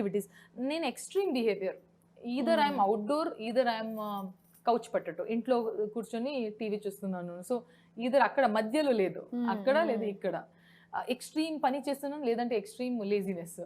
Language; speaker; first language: Telugu; non-native, local second language; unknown